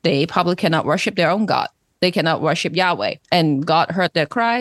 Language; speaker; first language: English; non-native, local second language; Cantonese